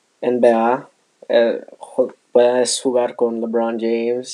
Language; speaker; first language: Spanish; non-native, learner; English